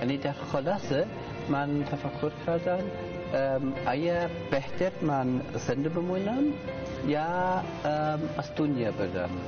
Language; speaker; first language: Persian; non-native, learner; German